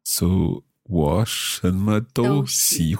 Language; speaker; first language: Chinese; non-native, learner; English